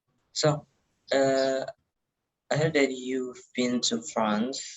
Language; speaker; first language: English; non-native, learner; Indonesian